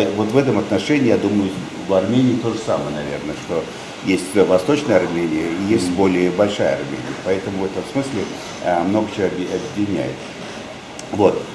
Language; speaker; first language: Russian; non-native, local second language; Tajik